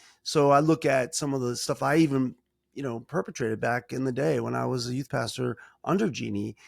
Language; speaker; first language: English; native; English